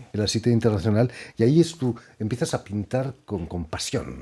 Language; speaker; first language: Spanish; native; Spanish